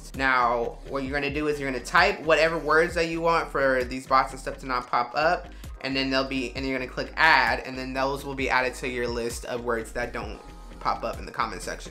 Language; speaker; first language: English; native; English